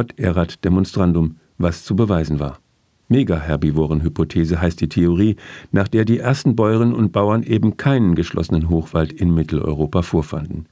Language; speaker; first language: German; native; German